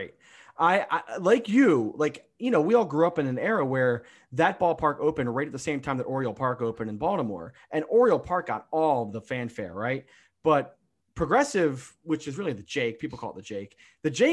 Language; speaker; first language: English; native; English